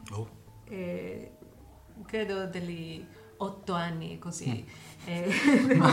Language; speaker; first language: Italian; non-native, learner; English